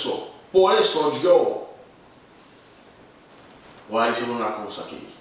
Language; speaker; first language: Spanish; non-native, learner; Haitian Creole